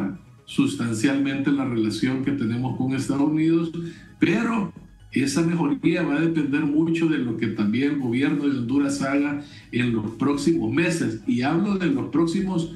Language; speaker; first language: Spanish; native; Spanish